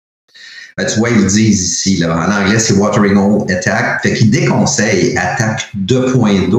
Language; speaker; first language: French; native; French